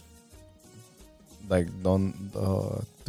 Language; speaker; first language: English; native; English